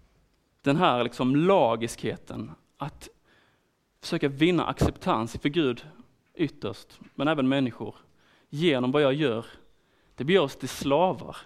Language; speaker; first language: Swedish; native; Swedish